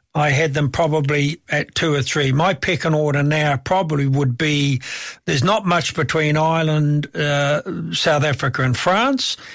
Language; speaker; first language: English; native; English